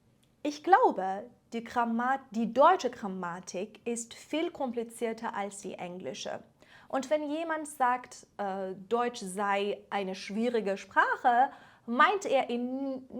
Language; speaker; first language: German; non-native, fluent; Persian